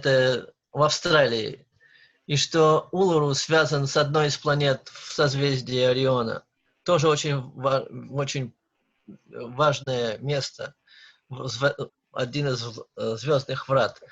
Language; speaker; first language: Russian; native; Russian